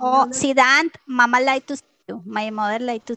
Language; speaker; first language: English; non-native, fluent; Spanish